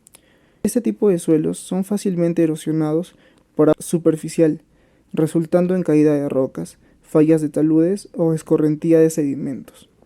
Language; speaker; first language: Spanish; native; Spanish